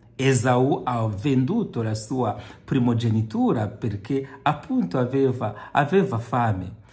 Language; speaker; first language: Italian; non-native, fluent; Kinyarwanda